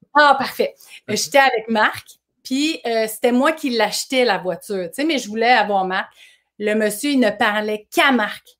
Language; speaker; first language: French; native; French